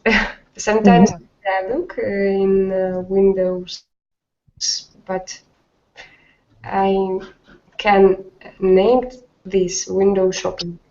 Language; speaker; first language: English; non-native, learner; Russian